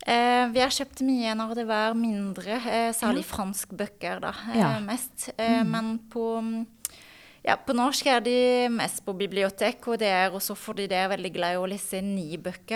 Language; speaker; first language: Norwegian; non-native, fluent; French